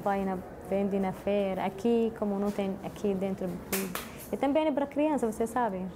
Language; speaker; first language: Portuguese; non-native, learner; Arabic